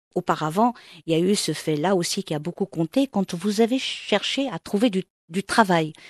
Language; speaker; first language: French; non-native, local second language; Arabic